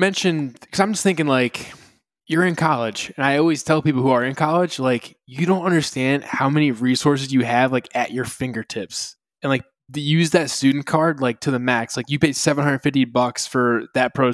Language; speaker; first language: English; native; English